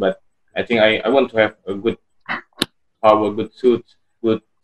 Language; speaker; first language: English; non-native, learner; Indonesian